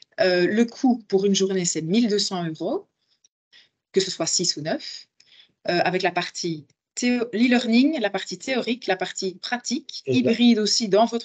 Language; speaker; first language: French; native; French